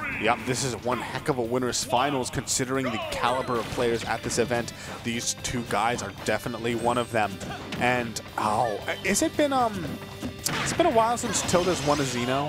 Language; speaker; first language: English; native; English